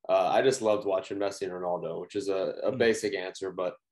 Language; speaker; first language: English; native; English